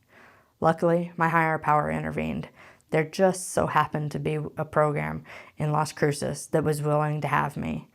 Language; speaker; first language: English; native; English